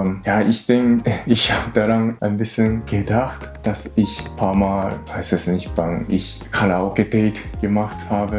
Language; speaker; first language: German; non-native, learner; Japanese